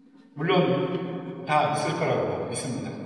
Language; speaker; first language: Korean; native; Korean